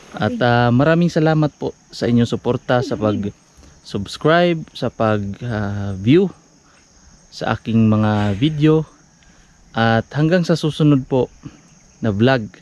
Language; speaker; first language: Filipino; non-native, local second language; Cebuano